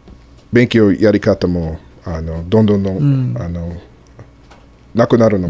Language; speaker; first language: Japanese; non-native, fluent; English